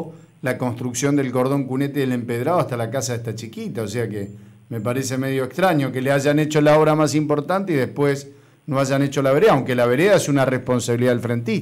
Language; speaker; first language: Spanish; native; Spanish